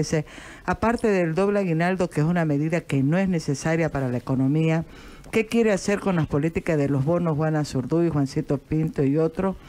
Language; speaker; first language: Spanish; native; Spanish